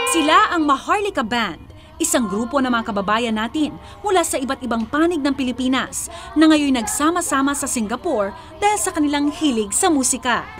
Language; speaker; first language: Filipino; native; Filipino